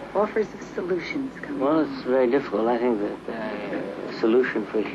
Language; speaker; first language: English; native; English